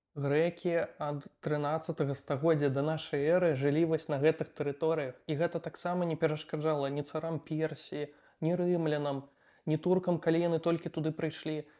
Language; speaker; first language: Belarusian; native; Belarusian